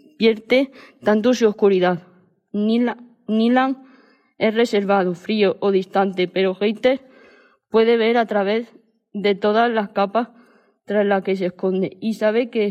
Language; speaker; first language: Spanish; native; Spanish